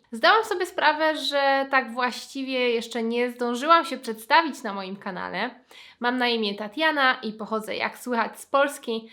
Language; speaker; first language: Polish; native; Polish